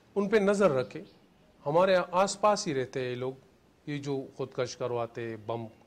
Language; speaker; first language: Urdu; non-native, local second language; Pashto